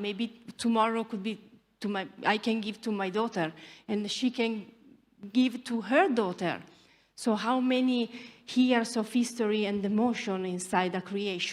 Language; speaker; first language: English; non-native, learner; Italian